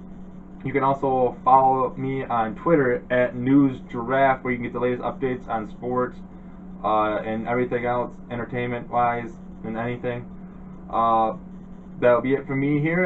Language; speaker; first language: English; native; English